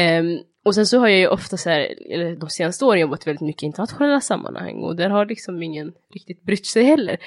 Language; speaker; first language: Swedish; early bilingual, other home language; Somali